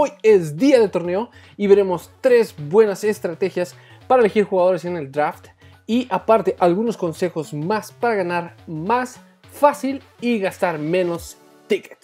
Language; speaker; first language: Spanish; native; Spanish